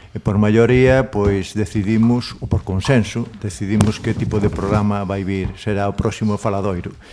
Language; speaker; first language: Galician; non-native, local second language; Spanish